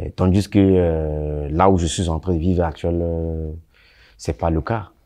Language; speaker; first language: French; non-native, local second language; Sango